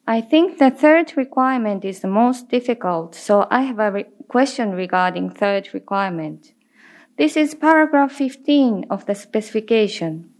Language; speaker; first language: English; non-native, fluent; Japanese